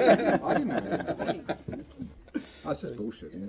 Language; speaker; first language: English; native; English